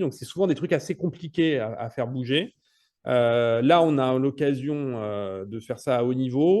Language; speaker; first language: French; native; French